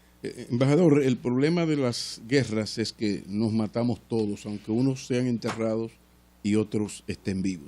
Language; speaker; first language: Spanish; native; Spanish